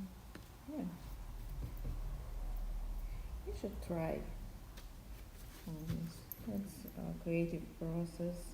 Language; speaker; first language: English; non-native, learner; Russian